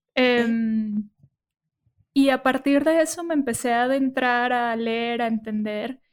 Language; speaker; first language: Spanish; native; Spanish